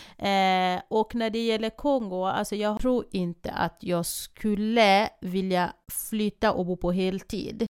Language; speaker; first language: Swedish; early bilingual, other home language; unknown